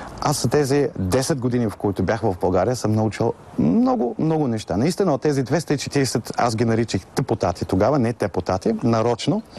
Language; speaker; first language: Bulgarian; non-native, fluent; German